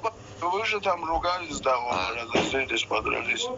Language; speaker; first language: Russian; native; Russian